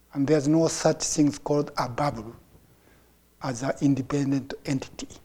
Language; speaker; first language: English; non-native, fluent; Japanese